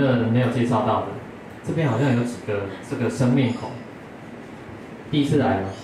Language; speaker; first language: Chinese; native; Chinese